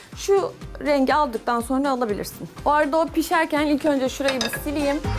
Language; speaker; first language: Turkish; native; Turkish